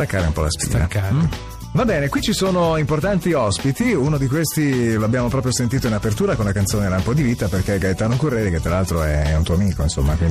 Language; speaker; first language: Italian; native; Italian